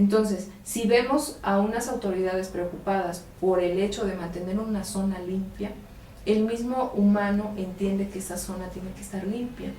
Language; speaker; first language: Spanish; native; Spanish